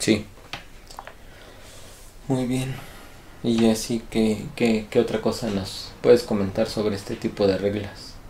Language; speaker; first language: Spanish; native; Spanish